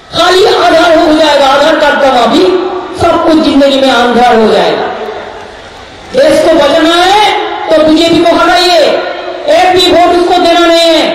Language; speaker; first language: Hindi; non-native, local second language; Bangla